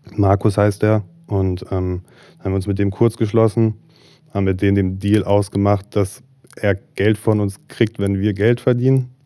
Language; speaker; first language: German; native; German